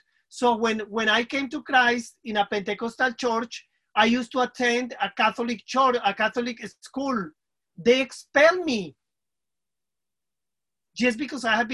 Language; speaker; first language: English; non-native, fluent; Spanish